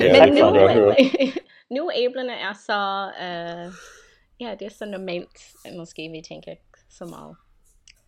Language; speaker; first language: Danish; non-native, fluent; English